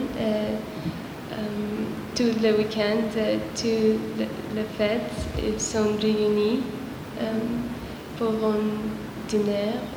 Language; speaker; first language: French; non-native, learner; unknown